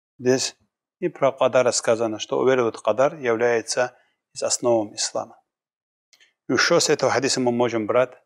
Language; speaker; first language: Russian; non-native, local second language; Kumyk